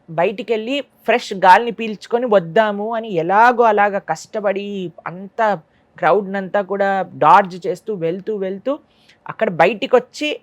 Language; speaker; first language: Telugu; native; Telugu